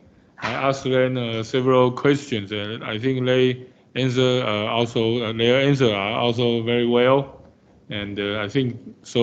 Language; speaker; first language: English; non-native, fluent; Chinese